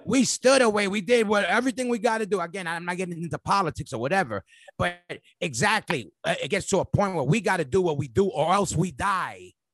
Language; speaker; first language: English; native; English